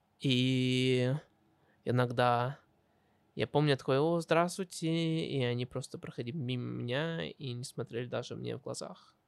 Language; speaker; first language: Russian; early bilingual, heritage; Russian